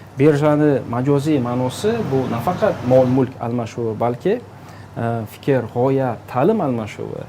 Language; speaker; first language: Uzbek; native; Uzbek